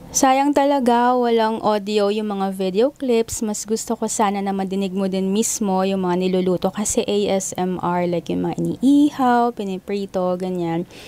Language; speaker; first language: Filipino; native; Filipino